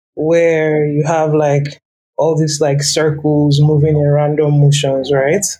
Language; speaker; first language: English; non-native, local second language; Yoruba